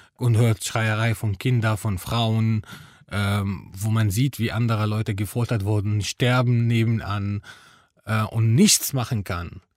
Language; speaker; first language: German; non-native, fluent; Arabic